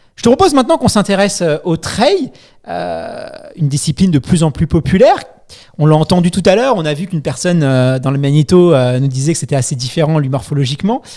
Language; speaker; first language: French; native; French